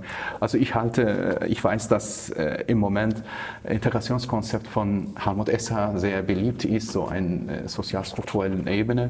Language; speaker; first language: German; non-native, fluent; Kurdish